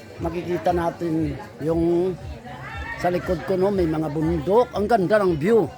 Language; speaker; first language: Filipino; non-native, local second language; Hiligaynon